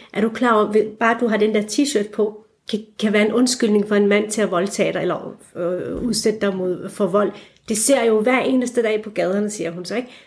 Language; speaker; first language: Danish; early bilingual, other home language; Turkish